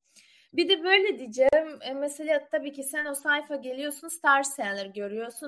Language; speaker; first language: Turkish; non-native, learner; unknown